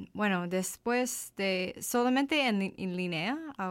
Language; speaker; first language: Spanish; non-native, learner; English